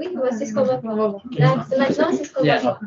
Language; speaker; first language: French; native; French